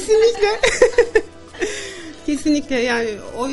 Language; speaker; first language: Turkish; non-native, local second language; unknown